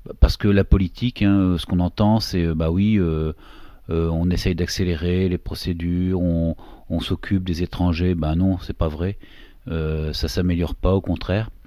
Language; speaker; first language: French; native; French